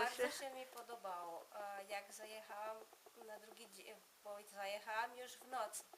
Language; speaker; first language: Polish; early bilingual, heritage; Polish